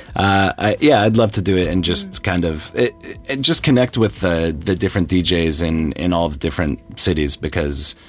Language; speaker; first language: English; native; English